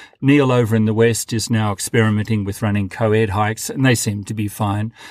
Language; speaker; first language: English; native; English